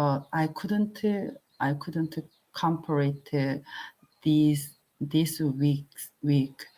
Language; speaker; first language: English; non-native, learner; Korean